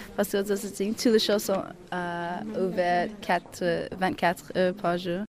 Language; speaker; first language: French; non-native, learner; English